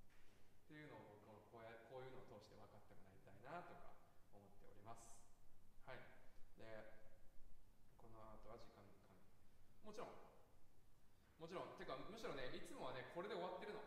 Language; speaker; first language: Japanese; native; Japanese